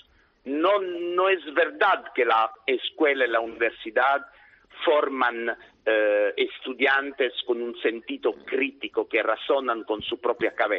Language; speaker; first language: Spanish; non-native, fluent; Italian